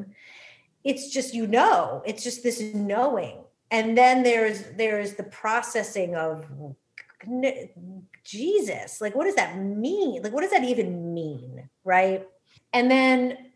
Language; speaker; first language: English; native; English